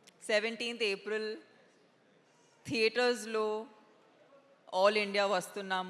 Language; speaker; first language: Telugu; non-native, local second language; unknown